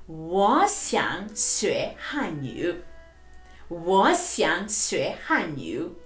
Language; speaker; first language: Chinese; non-native, fluent; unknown